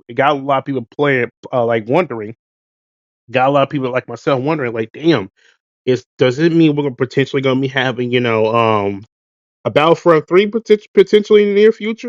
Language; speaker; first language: English; native; English